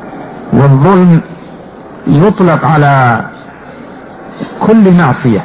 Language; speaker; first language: Arabic; native; Arabic